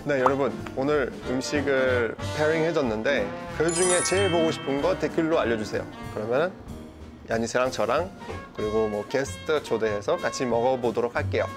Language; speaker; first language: Korean; non-native, fluent; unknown